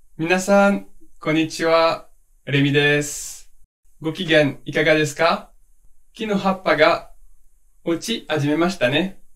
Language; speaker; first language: Japanese; non-native, fluent; French